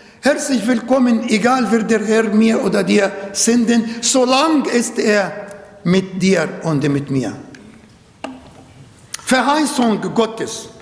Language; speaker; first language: German; non-native, learner; Arabic